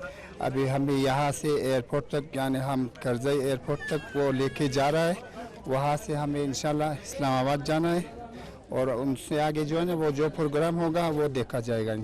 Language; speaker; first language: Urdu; non-native, fluent; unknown